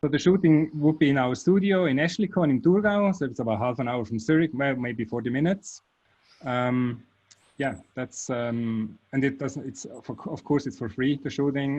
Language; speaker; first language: English; non-native, fluent; German